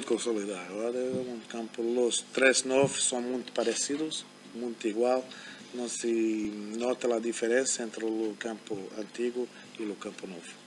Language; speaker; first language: Portuguese; non-native, fluent; German